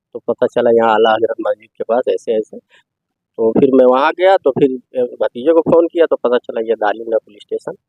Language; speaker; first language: Hindi; native; Hindi